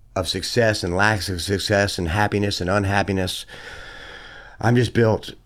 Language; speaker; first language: English; native; English